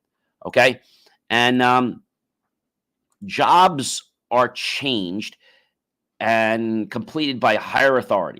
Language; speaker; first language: English; native; English